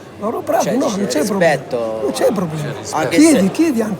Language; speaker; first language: Italian; non-native, learner; Arabic